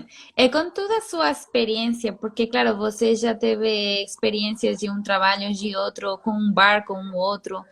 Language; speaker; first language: Portuguese; non-native, fluent; Spanish